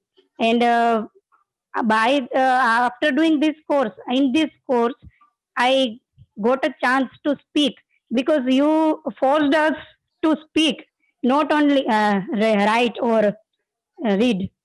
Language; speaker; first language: English; non-native, learner; Gujarati